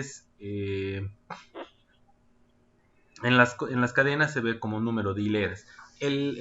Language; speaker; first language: Spanish; native; Spanish